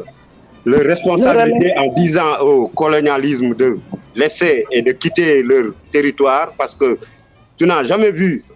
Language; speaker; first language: French; non-native, local second language; Wolof